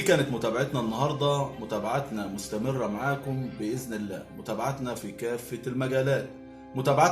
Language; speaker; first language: Arabic; native; Arabic